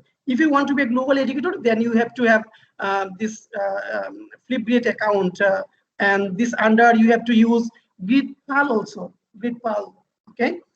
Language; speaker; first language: English; non-native, fluent; Bangla